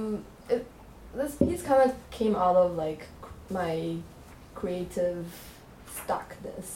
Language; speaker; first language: English; non-native, fluent; Chinese